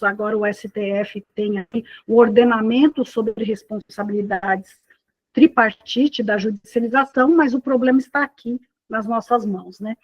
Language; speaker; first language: Portuguese; native; Portuguese